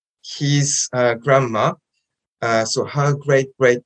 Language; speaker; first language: English; non-native, fluent; French